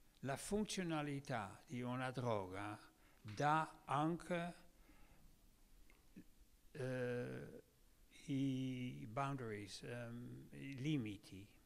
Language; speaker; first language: Italian; non-native, learner; Dutch